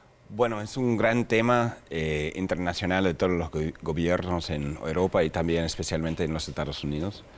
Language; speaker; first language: Spanish; non-native, fluent; English